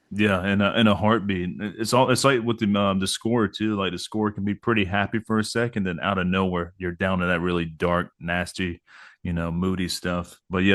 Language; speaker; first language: English; native; English